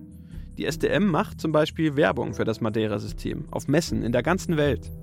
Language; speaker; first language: German; native; German